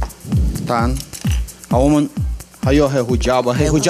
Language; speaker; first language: Chinese; non-native, fluent; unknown